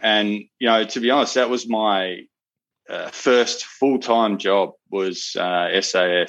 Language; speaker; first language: English; native; English